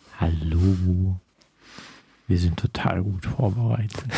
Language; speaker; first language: German; native; German